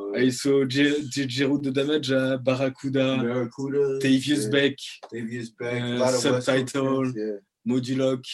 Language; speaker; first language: English; early bilingual, heritage; French